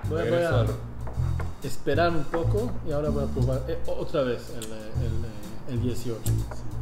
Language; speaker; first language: Spanish; non-native, fluent; English